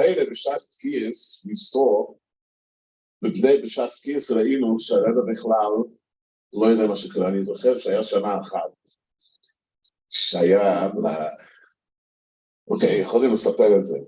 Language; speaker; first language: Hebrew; non-native, fluent; English